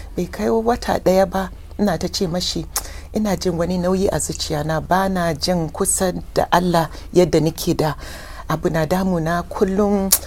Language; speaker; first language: Hausa; non-native, local second language; English